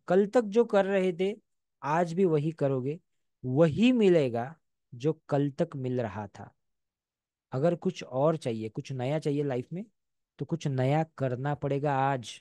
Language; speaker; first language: Hindi; non-native, local second language; Marathi